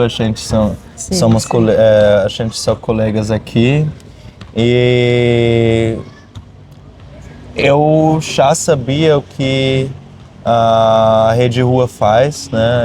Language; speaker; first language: Portuguese; non-native, fluent; German